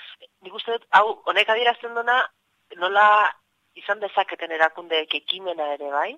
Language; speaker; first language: Basque; native; Basque